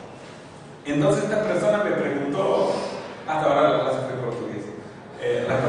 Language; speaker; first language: Spanish; non-native, fluent; Portuguese